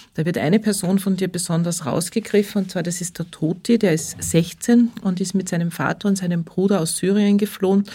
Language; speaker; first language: German; native; German